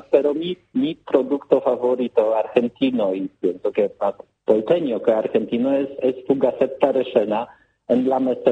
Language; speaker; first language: Spanish; non-native, learner; Polish